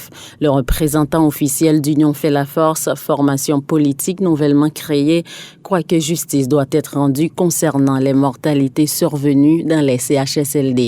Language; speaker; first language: French; native; French